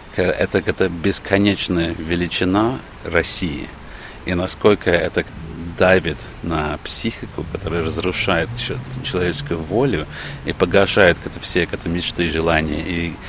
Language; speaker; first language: Russian; early bilingual, heritage; English